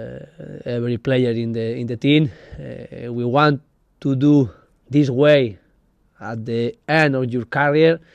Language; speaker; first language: English; non-native, learner; Spanish